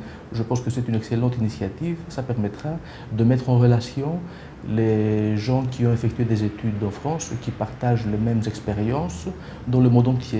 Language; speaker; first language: French; non-native, fluent; Greek